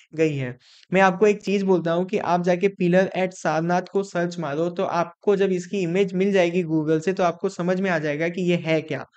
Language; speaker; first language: Hindi; non-native, local second language; Gujarati